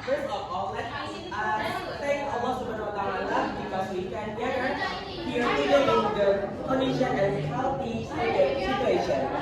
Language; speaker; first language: English; non-native, learner; Indonesian